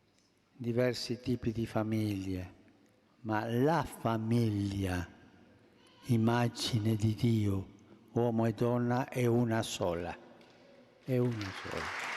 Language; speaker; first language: Italian; non-native, fluent; Spanish